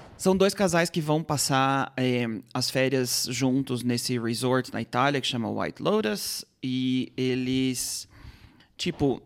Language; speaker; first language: Portuguese; native; Portuguese